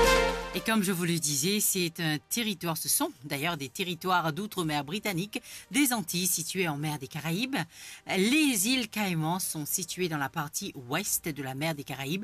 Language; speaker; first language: French; non-native, local second language; Morisyen